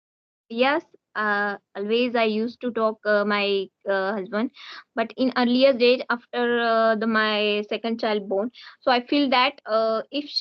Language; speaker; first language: English; non-native, learner; Hindi